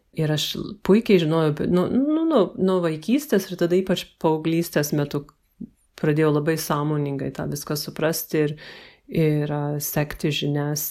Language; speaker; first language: Lithuanian; early bilingual, heritage; Lithuanian